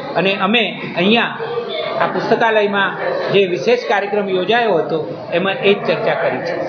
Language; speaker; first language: Gujarati; native; Gujarati